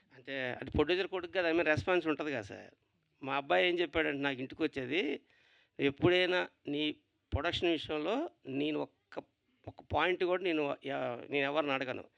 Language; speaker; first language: Telugu; native; Telugu